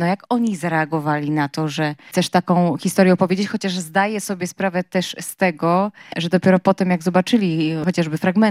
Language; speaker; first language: Polish; native; Polish